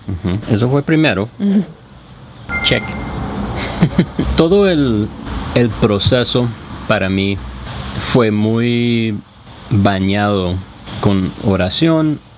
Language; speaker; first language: Spanish; non-native, fluent; English